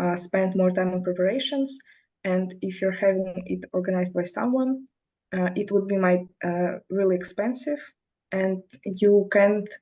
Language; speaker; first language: English; non-native, fluent; Russian